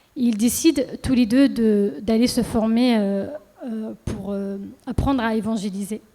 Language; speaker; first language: French; early bilingual, other home language; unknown